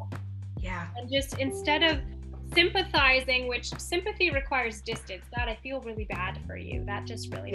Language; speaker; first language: English; native; English